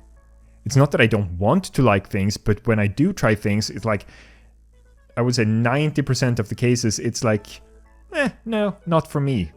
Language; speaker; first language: English; non-native, fluent; Swedish